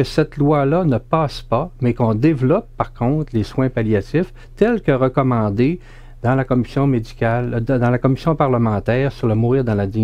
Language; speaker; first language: French; native; French